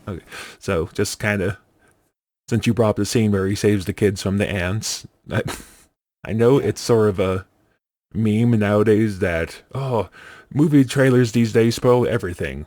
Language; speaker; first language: English; native; English